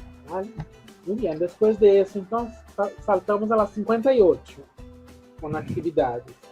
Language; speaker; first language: Spanish; non-native, fluent; Portuguese